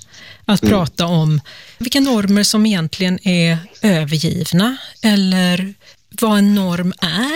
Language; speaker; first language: Swedish; native; Swedish